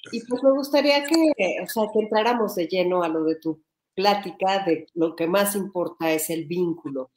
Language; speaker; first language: Spanish; native; Spanish